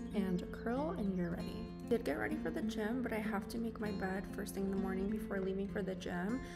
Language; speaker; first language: English; native; English